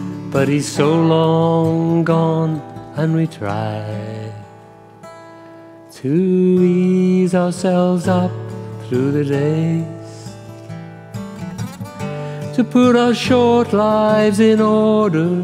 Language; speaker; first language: English; native; English